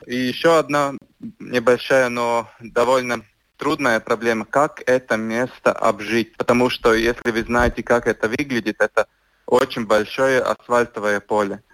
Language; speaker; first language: Russian; non-native, local second language; Latvian